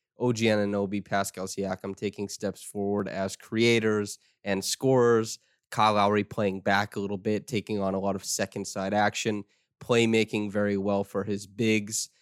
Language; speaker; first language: English; native; English